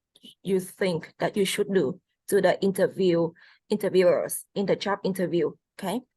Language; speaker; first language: English; non-native, fluent; Vietnamese